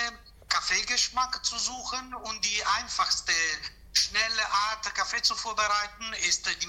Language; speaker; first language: German; non-native, fluent; Italian